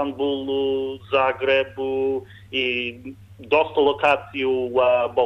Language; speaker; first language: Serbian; non-native, learner; English